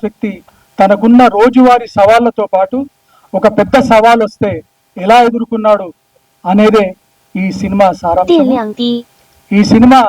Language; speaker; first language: Telugu; native; Telugu